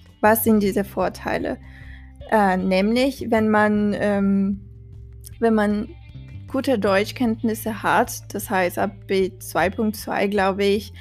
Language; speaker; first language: German; non-native, fluent; Portuguese